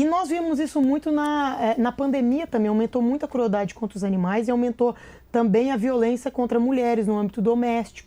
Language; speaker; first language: Portuguese; native; Portuguese